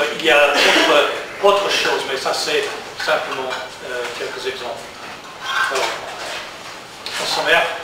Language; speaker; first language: French; non-native, learner; English